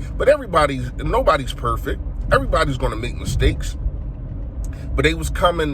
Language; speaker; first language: English; native; English